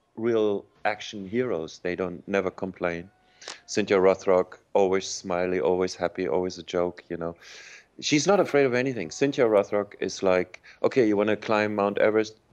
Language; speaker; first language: English; non-native, fluent; German